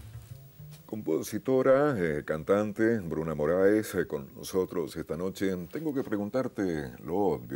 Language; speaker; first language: Spanish; native; Spanish